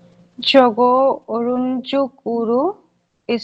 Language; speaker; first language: Korean; non-native, learner; Bangla